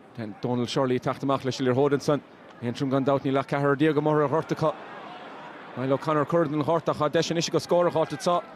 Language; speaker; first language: Irish; native; Irish